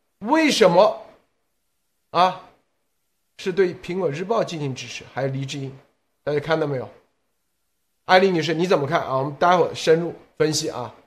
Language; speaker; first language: Chinese; native; Chinese